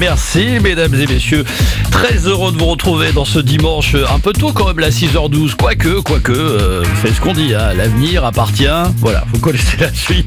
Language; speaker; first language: French; native; French